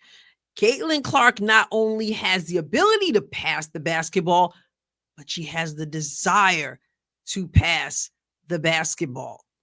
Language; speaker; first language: English; native; English